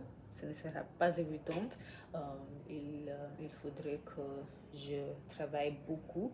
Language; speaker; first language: French; non-native, learner; English